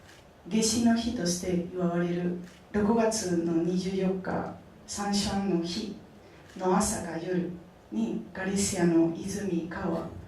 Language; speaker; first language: Japanese; non-native, fluent; Spanish